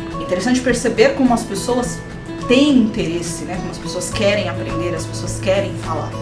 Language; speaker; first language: Portuguese; native; Portuguese